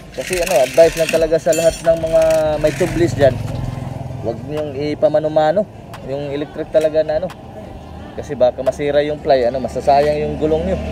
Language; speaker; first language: Filipino; non-native, local second language; Cebuano